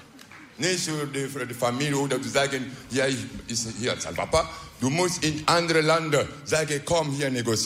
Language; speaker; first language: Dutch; non-native, learner; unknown